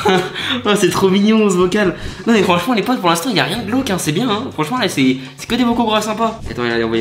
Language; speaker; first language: French; native; French